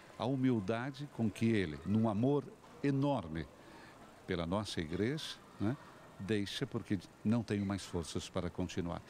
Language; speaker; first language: Portuguese; native; Portuguese